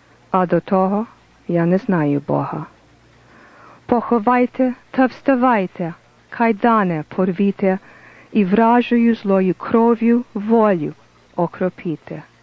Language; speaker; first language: Ukrainian; non-native, learner; English